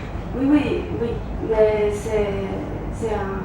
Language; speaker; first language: French; non-native, local second language; German